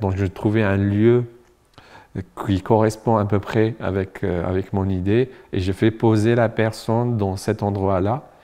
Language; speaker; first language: French; non-native, local second language; Arabic